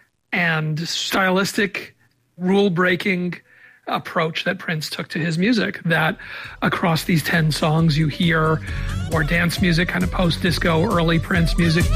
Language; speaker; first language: English; native; English